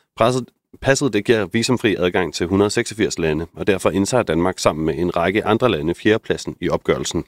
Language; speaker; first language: Danish; native; Danish